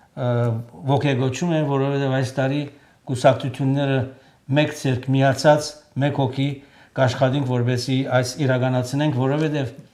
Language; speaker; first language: Armenian; native; Armenian